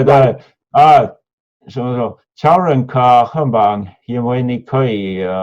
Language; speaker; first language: Chinese; non-native, learner; Norwegian